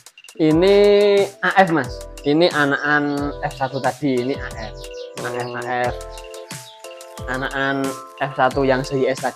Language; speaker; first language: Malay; non-native, local second language; Javanese